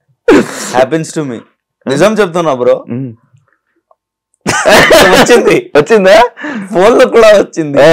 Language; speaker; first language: Telugu; non-native, learner; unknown